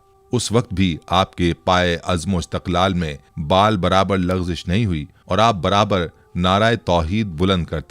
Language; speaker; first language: Urdu; native; Urdu